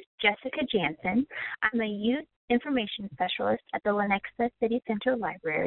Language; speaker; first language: English; non-native, fluent; Russian